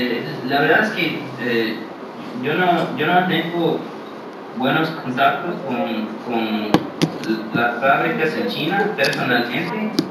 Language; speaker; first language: Spanish; early bilingual, heritage; English